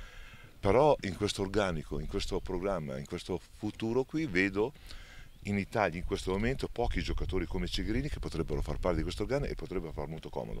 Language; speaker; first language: Italian; native; Italian